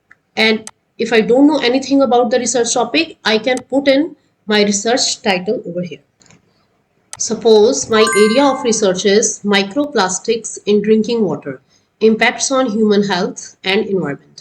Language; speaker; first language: English; non-native, local second language; Hindi